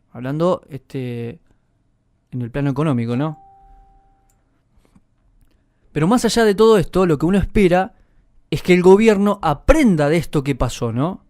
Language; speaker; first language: Spanish; native; Spanish